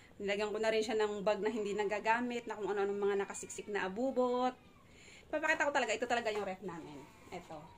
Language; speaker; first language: Filipino; native; Filipino